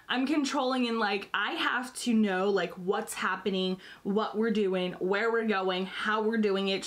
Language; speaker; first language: English; native; English